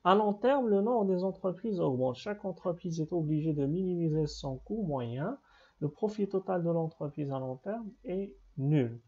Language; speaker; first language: French; non-native, local second language; Arabic